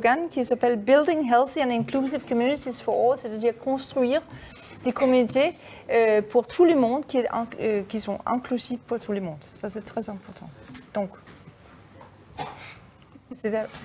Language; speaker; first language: French; non-native, fluent; Danish